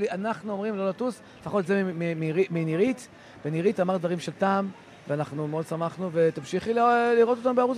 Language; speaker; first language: Hebrew; native; Hebrew